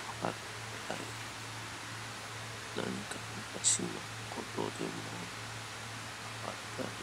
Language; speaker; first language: Japanese; non-native, learner; English